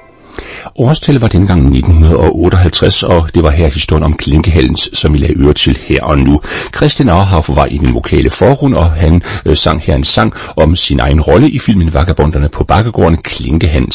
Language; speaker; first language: Danish; native; Danish